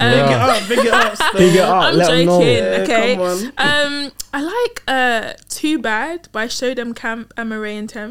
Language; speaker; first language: English; native; English